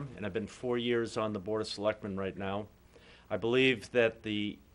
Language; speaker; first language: English; native; English